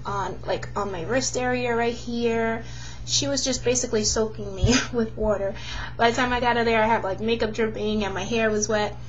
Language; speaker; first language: English; native; English